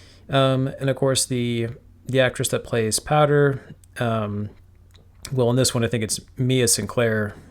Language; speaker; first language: English; native; English